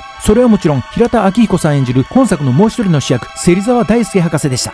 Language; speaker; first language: Japanese; native; Japanese